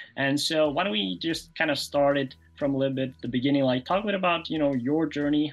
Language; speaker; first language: English; non-native, fluent; Norwegian